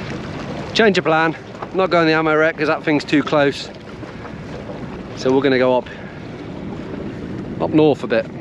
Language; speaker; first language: English; native; English